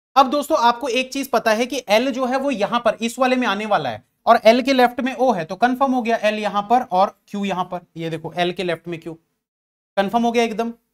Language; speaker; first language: Hindi; native; Hindi